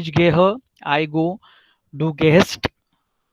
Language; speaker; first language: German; non-native, fluent; Hindi